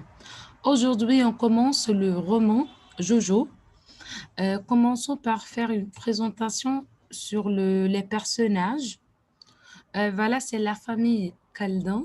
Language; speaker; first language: French; non-native, fluent; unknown